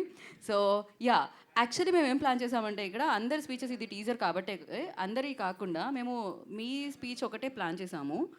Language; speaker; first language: Telugu; native; Telugu